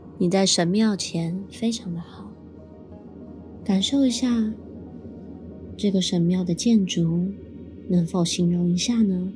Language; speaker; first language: Chinese; native; Chinese